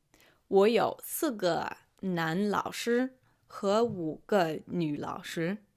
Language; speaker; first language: Chinese; non-native, fluent; English